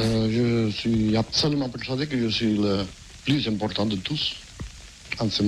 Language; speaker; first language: French; non-native, fluent; Catalan